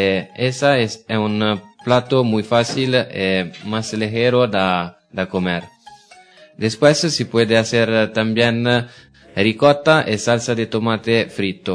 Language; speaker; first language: Spanish; non-native, learner; Italian